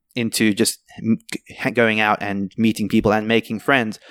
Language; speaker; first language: English; native; English